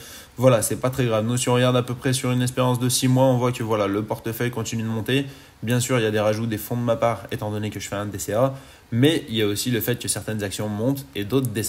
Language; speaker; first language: French; native; French